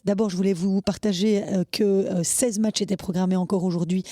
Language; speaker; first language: French; native; French